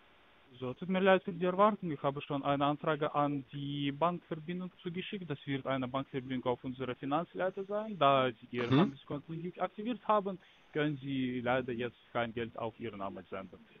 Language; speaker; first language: German; non-native, learner; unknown